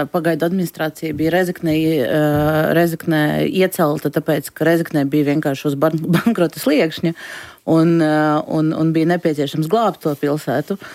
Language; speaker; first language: Latvian; non-native, local second language; Russian